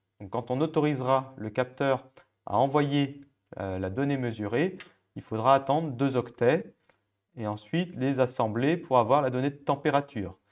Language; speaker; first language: French; native; French